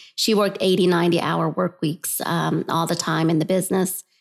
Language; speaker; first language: English; early bilingual, other home language; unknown